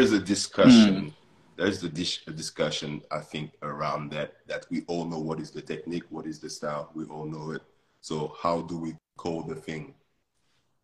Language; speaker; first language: English; non-native, fluent; French